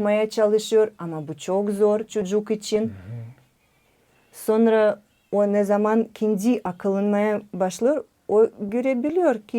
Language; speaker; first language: Turkish; non-native, learner; Russian